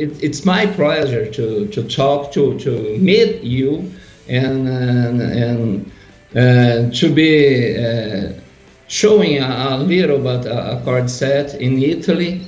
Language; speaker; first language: English; non-native, learner; Portuguese